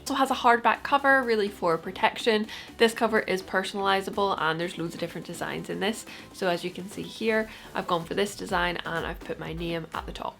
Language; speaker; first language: English; native; English